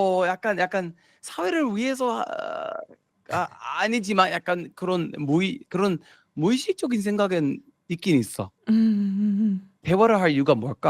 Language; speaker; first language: Korean; non-native, fluent; English